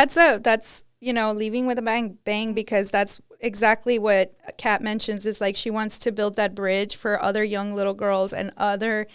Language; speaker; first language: English; early bilingual, other home language; Spanish